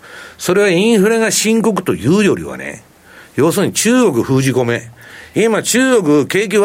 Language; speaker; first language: Japanese; native; Japanese